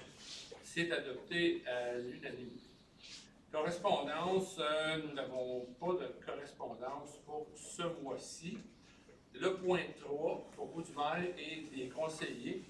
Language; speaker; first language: French; native; French